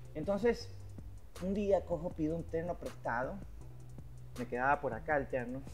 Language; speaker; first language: Spanish; native; Spanish